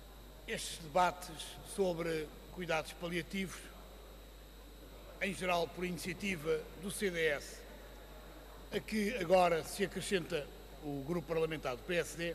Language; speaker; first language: Portuguese; native; Portuguese